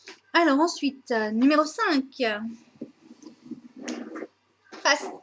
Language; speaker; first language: French; native; French